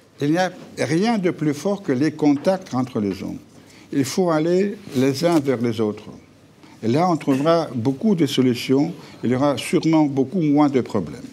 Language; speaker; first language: French; non-native, fluent; Russian